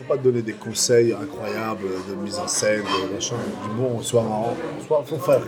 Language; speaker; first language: French; native; French